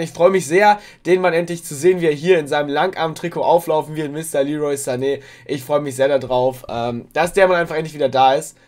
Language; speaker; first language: German; native; German